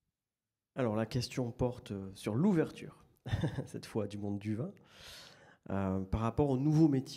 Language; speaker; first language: French; native; French